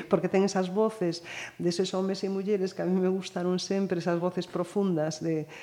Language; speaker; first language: Galician; native; Galician